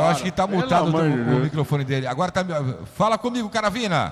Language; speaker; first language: Portuguese; native; Portuguese